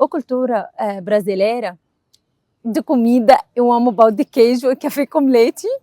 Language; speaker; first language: Portuguese; non-native, learner; Arabic